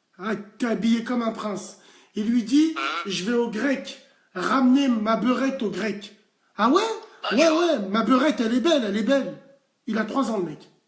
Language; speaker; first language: French; native; French